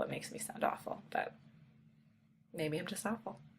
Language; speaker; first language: English; native; English